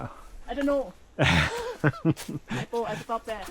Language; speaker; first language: English; non-native, learner; Thai